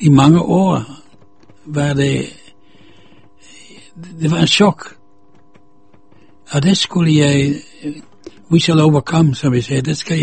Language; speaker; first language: Danish; non-native, fluent; Dutch